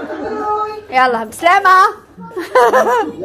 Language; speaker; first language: Dutch; non-native, learner; Arabic